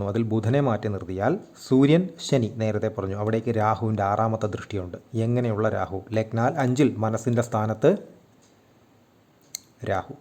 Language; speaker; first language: Malayalam; native; Malayalam